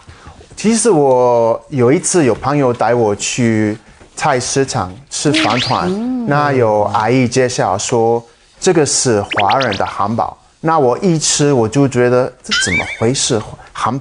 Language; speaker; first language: Chinese; non-native, fluent; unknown